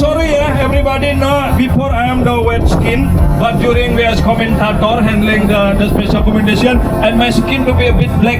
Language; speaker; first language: English; non-native, learner; Indonesian